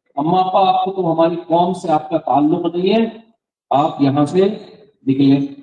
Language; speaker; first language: Urdu; native; Urdu